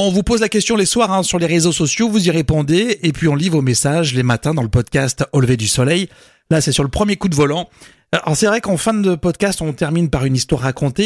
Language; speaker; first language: French; native; French